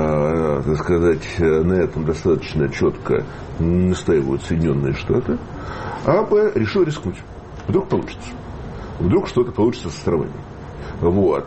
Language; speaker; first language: Russian; native; Russian